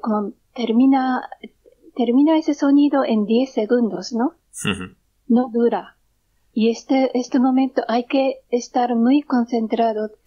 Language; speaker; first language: Spanish; non-native, learner; Japanese